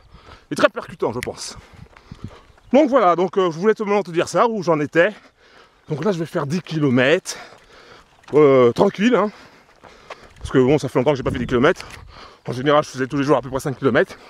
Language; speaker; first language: French; native; French